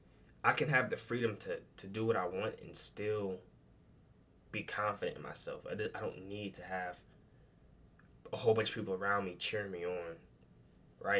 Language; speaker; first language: English; native; English